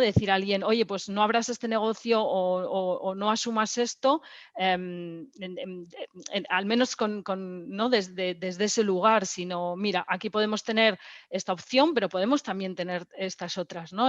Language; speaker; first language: Spanish; native; Spanish